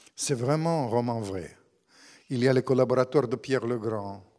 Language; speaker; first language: French; non-native, fluent; Ukrainian